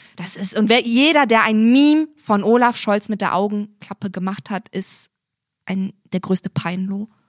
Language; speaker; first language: German; early bilingual, other home language; Turkish